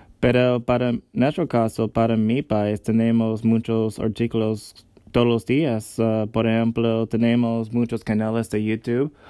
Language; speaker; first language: Spanish; non-native, learner; English